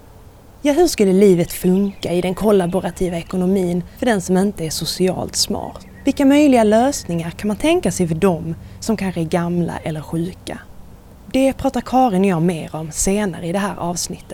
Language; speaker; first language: Swedish; native; Swedish